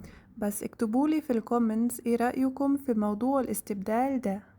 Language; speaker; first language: Arabic; non-native, fluent; German